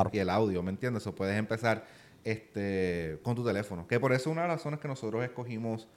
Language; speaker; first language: Spanish; native; Spanish